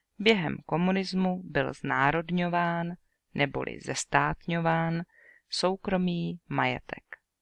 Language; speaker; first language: Czech; native; Czech